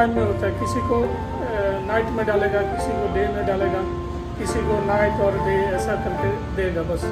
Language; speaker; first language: Hindi; non-native, fluent; Bangla